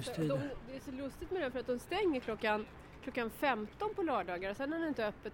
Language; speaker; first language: Swedish; native; Swedish